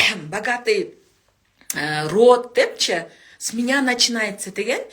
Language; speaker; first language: Russian; non-native, local second language; Kyrgyz